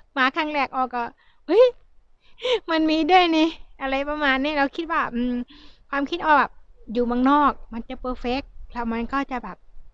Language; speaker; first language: Thai; native; Thai